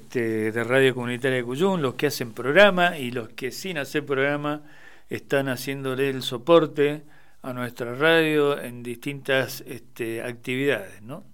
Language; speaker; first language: Spanish; native; Spanish